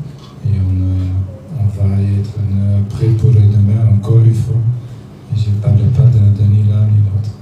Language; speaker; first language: French; non-native, learner; Dutch